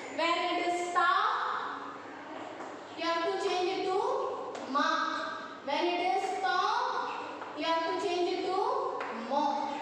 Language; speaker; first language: English; non-native, local second language; Tamil